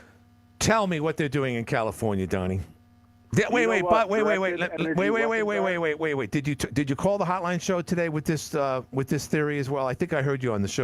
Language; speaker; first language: English; native; English